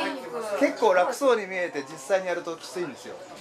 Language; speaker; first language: Japanese; native; Japanese